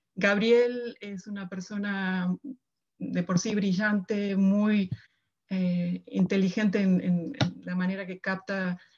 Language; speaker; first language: Spanish; native; Spanish